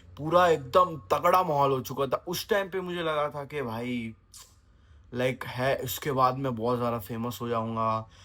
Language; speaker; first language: Hindi; non-native, local second language; Gujarati